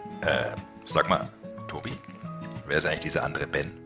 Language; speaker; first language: German; native; German